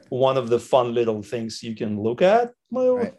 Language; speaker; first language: English; non-native, fluent; Russian